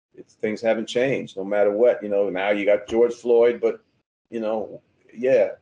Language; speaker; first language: English; native; English